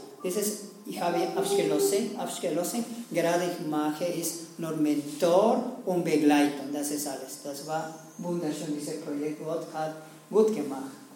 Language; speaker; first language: German; non-native, learner; Spanish